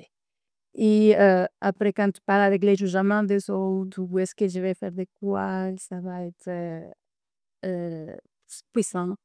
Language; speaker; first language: French; non-native, fluent; Spanish